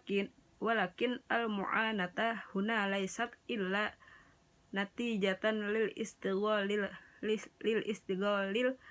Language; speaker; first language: Arabic; non-native, learner; Indonesian